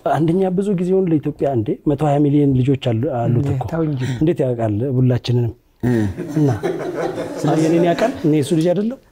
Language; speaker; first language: Amharic; native; Amharic